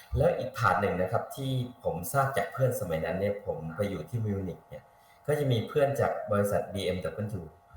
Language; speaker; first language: Thai; native; Thai